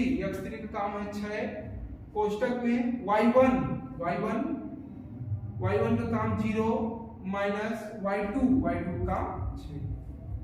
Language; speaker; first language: Hindi; native; Hindi